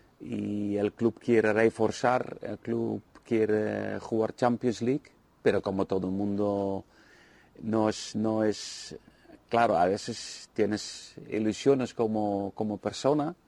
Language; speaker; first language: Spanish; non-native, fluent; Dutch